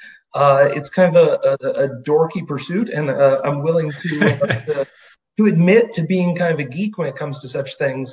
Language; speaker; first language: English; native; English